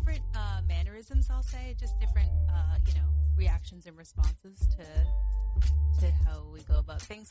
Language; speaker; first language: English; native; English